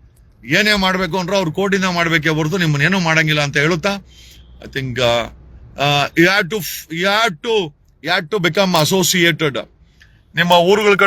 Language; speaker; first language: Kannada; native; Kannada